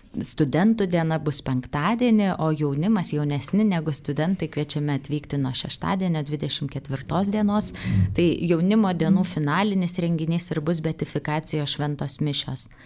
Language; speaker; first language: Lithuanian; native; Lithuanian